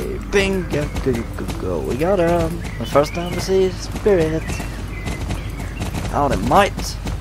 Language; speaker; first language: English; non-native, fluent; Swedish